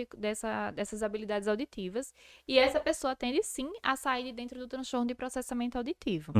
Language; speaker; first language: Portuguese; native; Portuguese